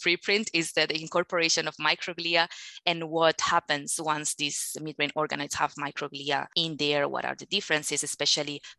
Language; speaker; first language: English; non-native, fluent; Spanish